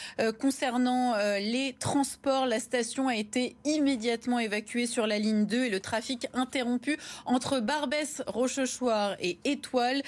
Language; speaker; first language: French; native; French